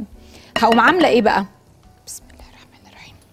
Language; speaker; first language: Arabic; native; Arabic